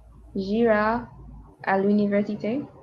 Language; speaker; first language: French; non-native, learner; English